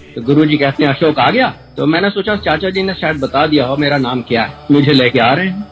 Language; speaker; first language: Hindi; native; Hindi